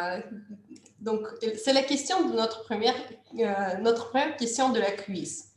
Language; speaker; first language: French; non-native, fluent; Russian